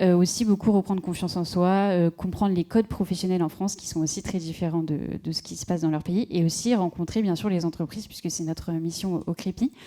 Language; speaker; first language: French; native; French